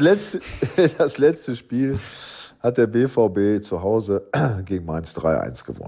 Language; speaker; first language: German; native; German